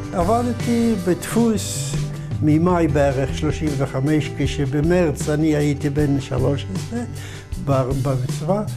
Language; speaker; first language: Hebrew; non-native, fluent; Yiddish